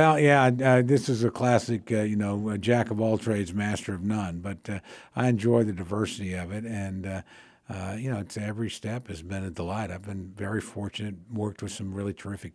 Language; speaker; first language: English; native; English